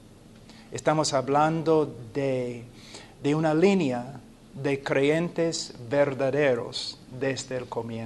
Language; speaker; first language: Spanish; non-native, fluent; English